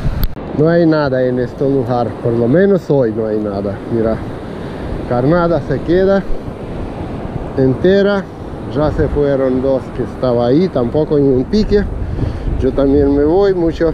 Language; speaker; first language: Spanish; non-native, fluent; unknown